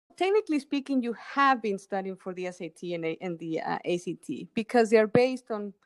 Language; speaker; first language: English; non-native, fluent; Spanish